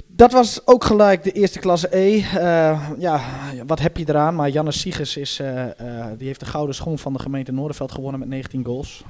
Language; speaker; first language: Dutch; native; Dutch